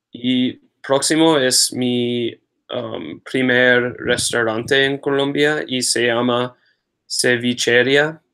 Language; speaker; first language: Spanish; non-native, learner; English